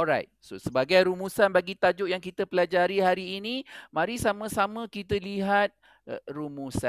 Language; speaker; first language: Malay; native; Malay